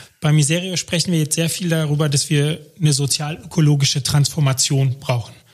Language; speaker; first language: German; native; German